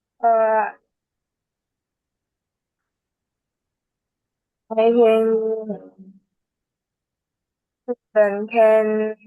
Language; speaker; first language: English; non-native, learner; Vietnamese